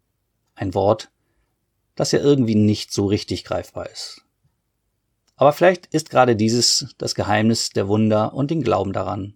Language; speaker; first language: German; native; German